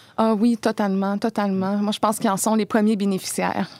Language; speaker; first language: French; native; French